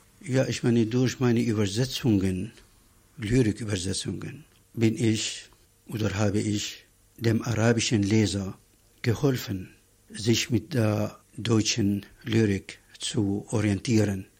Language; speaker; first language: German; non-native, fluent; Arabic